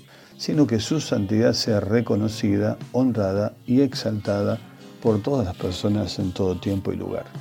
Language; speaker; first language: Spanish; native; Spanish